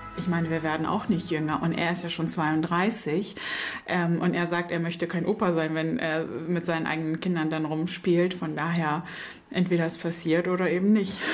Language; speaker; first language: German; native; German